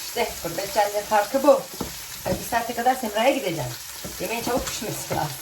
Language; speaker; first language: Turkish; early bilingual, heritage; Turkish